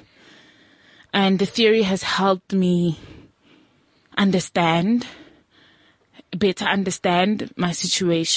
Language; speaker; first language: English; non-native, local second language; Tswana